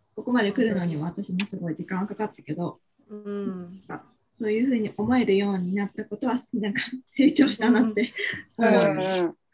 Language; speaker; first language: Japanese; native; Japanese